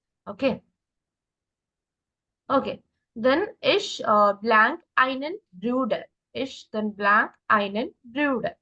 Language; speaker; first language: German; non-native, fluent; Malayalam